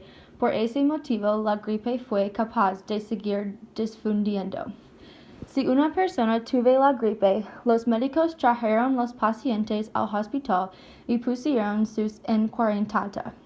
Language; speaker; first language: Spanish; non-native, learner; English